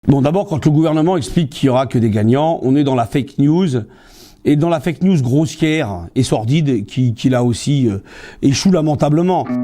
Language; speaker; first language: French; native; French